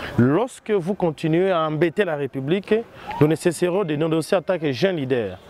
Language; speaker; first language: French; non-native, local second language; Swahili